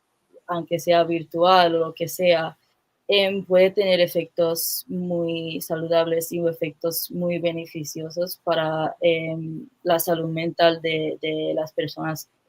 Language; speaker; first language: Spanish; non-native, fluent; English